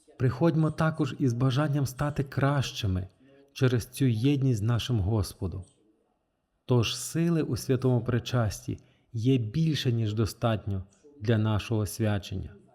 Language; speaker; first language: Ukrainian; non-native, fluent; French